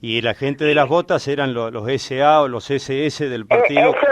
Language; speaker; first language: Spanish; native; Spanish